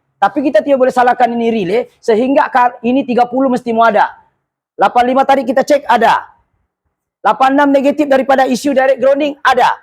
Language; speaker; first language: Malay; non-native, local second language; Buginese